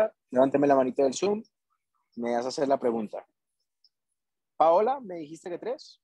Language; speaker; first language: Spanish; native; Spanish